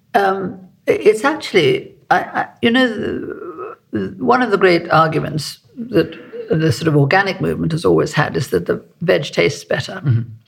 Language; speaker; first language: English; native; English